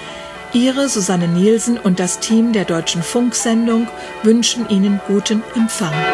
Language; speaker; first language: German; native; German